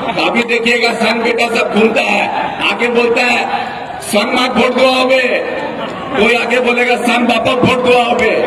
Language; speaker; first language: Hindi; non-native, local second language; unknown